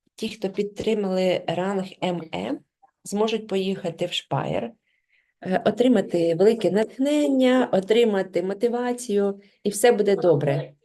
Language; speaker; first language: Ukrainian; non-native, local second language; Russian